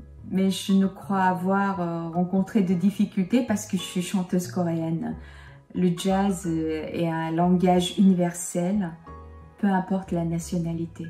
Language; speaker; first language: French; non-native, fluent; Korean